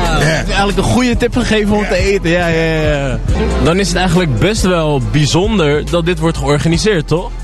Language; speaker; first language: Dutch; native; Dutch